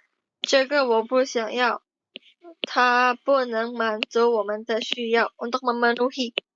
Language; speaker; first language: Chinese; non-native, fluent; Indonesian